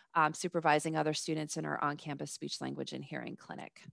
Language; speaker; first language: English; native; English